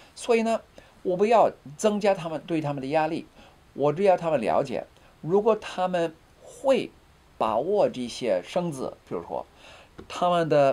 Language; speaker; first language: Chinese; non-native, fluent; English